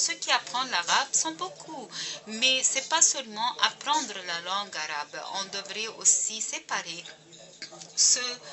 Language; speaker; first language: French; non-native, fluent; Arabic